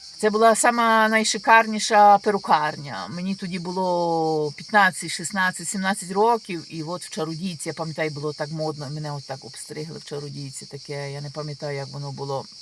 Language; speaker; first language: Ukrainian; native; Ukrainian